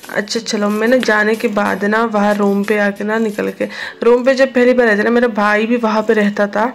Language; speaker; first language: Hindi; non-native, local second language; Assamese